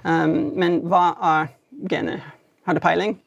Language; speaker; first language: Swedish; non-native, fluent; English